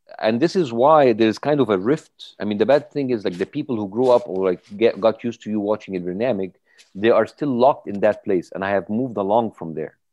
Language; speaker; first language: English; non-native, fluent; Arabic